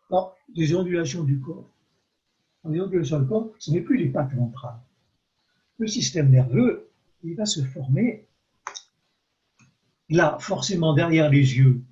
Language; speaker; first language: French; native; French